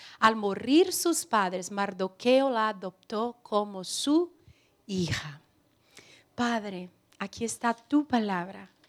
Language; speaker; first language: Spanish; non-native, fluent; Portuguese